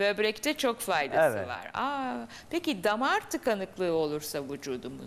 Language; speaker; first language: Turkish; native; Turkish